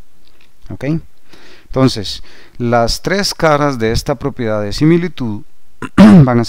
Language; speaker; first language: Spanish; native; Spanish